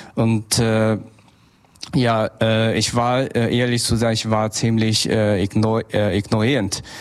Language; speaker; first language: German; non-native, learner; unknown